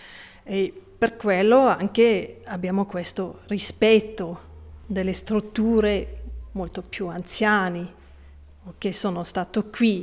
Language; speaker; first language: Italian; non-native, fluent; English